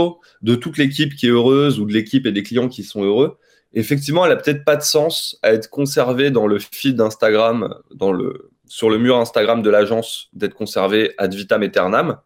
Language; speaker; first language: French; native; French